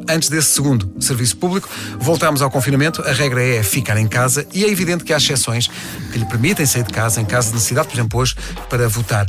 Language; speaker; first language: Portuguese; native; Portuguese